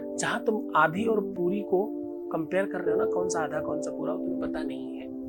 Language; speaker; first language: Hindi; native; Hindi